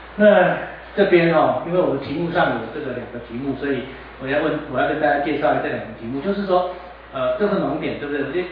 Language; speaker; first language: Chinese; native; Chinese